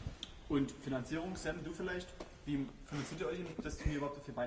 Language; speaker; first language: German; native; German